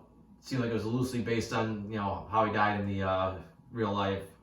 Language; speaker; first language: English; native; English